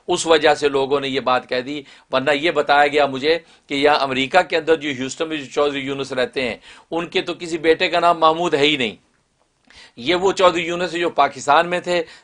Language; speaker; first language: Urdu; native; Urdu